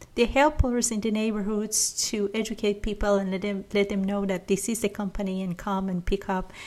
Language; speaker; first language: English; non-native, fluent; Persian